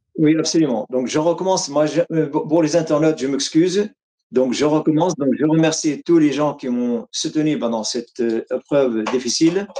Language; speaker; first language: French; non-native, fluent; Arabic